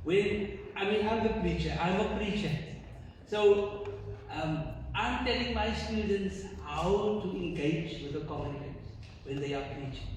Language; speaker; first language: English; non-native, local second language; Afrikaans